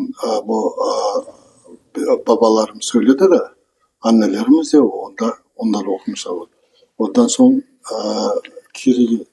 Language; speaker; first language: Turkish; non-native, learner; Kazakh